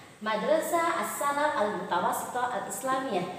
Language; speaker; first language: Arabic; non-native, fluent; Indonesian